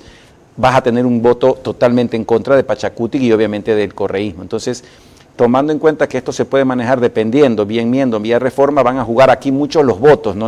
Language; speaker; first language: Spanish; native; Spanish